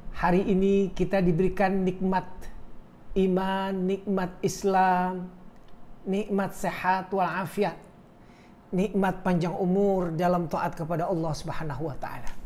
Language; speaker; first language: Indonesian; native; Indonesian